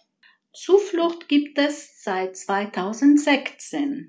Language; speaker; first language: German; non-native, fluent; Arabic